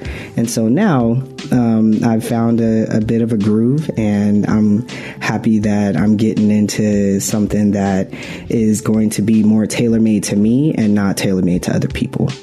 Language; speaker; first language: English; native; English